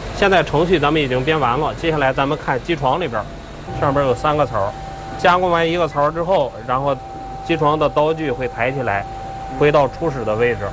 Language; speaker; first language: Chinese; native; Chinese